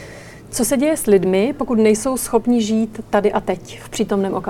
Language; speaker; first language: Czech; native; Czech